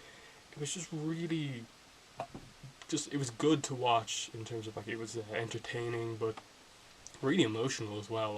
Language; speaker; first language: English; native; English